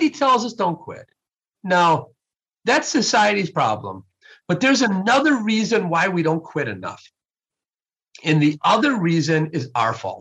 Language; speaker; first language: English; native; English